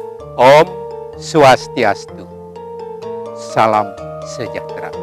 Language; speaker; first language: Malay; non-native, local second language; Balinese